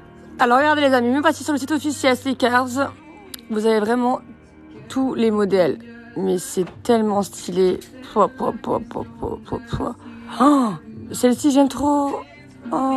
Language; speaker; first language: French; native; French